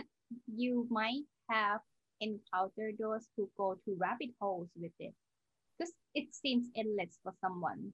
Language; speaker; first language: English; non-native, learner; Thai